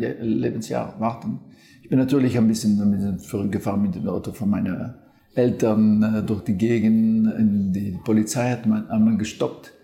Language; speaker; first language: German; non-native, fluent; French